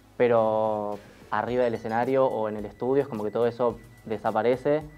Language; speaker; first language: Spanish; native; Spanish